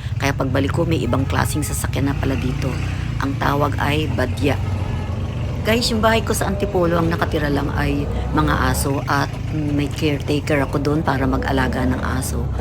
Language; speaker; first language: Filipino; native; Filipino